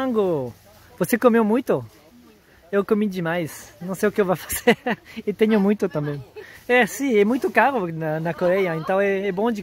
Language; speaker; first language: Portuguese; non-native, learner; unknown